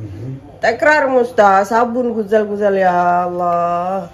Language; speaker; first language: Turkish; non-native, learner; Indonesian